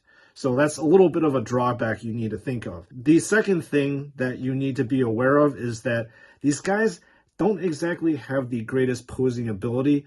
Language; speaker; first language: English; native; English